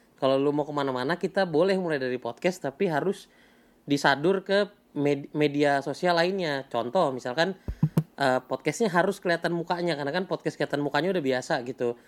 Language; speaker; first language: Indonesian; native; Indonesian